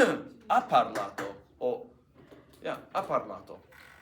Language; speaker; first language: Italian; non-native, fluent; English